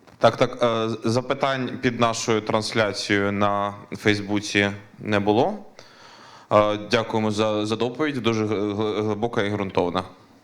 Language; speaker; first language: Ukrainian; native; Ukrainian